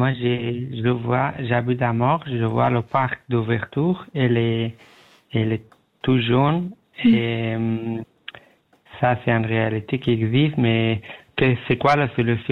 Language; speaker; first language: French; non-native, learner; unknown